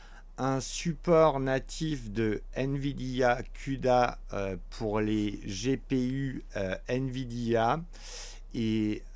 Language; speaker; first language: French; native; French